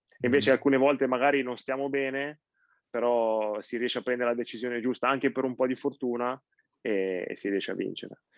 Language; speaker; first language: Italian; native; Italian